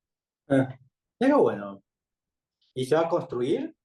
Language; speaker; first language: Spanish; native; Spanish